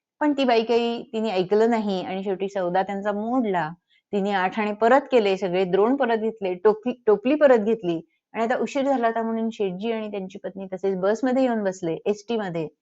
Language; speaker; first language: Marathi; early bilingual, heritage; Marathi